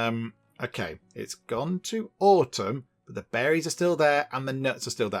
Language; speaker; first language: English; native; English